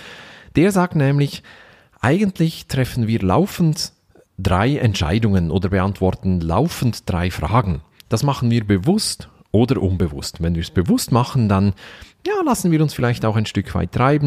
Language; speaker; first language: German; native; German